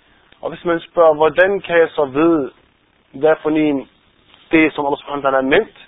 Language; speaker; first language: Danish; non-native, fluent; Arabic